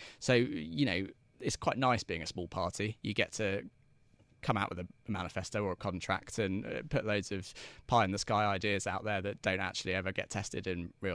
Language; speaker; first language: English; native; English